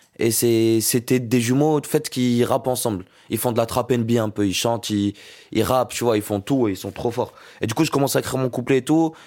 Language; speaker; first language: French; non-native, local second language; Arabic